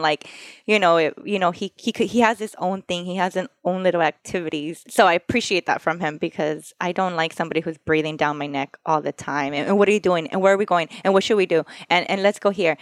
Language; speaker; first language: English; early bilingual, other home language; Spanish